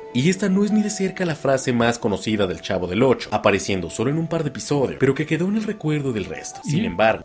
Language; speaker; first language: Spanish; native; Spanish